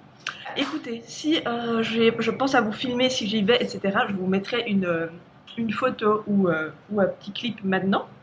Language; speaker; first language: French; native; French